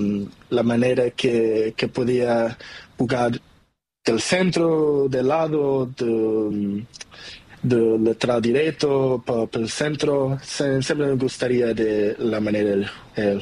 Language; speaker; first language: Spanish; non-native, learner; Portuguese